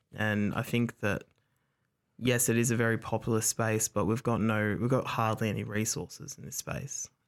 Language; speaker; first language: English; native; English